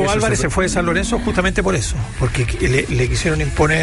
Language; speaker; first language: Spanish; native; Spanish